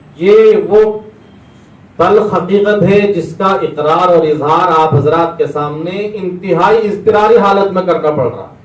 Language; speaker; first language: Urdu; native; Urdu